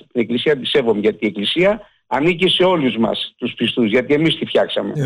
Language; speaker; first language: Greek; native; Greek